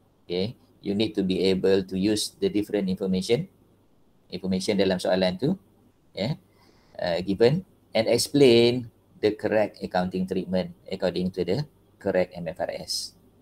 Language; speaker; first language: English; non-native, local second language; Malay